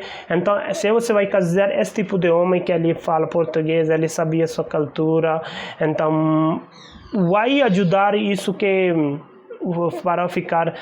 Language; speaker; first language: Portuguese; non-native, learner; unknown